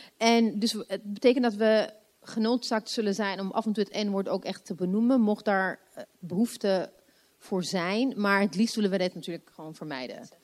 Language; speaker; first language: Dutch; non-native, fluent; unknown